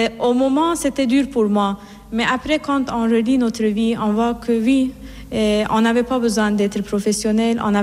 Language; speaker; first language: French; non-native, fluent; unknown